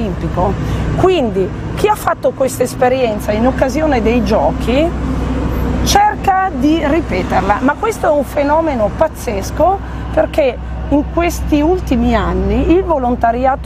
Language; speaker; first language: Italian; native; Italian